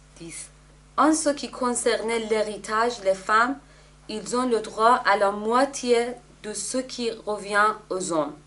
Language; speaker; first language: French; non-native, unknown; Persian